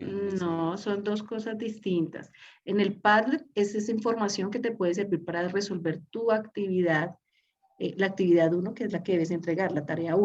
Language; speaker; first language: Spanish; native; Spanish